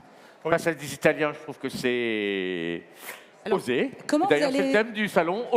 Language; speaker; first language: French; native; French